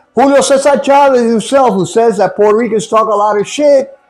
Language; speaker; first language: English; non-native, fluent; Spanish